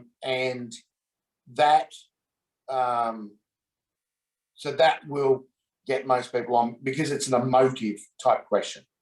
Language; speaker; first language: English; native; English